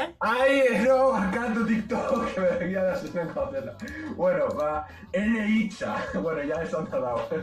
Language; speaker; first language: Basque; non-native, local second language; Spanish